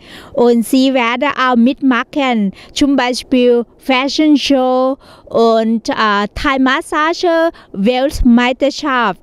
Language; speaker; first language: German; non-native, learner; Thai